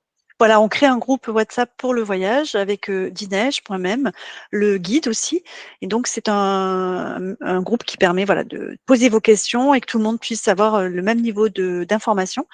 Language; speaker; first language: French; native; French